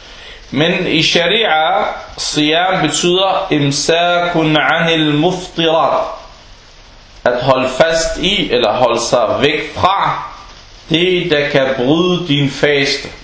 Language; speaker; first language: Danish; non-native, local second language; Arabic